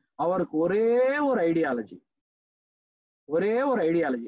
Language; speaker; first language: English; non-native, local second language; Telugu